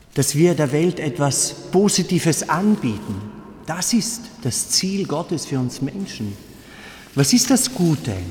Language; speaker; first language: German; native; German